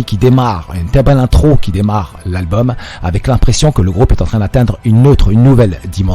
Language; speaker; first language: French; native; French